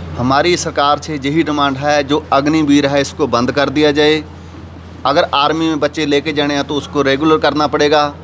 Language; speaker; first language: Hindi; native; Hindi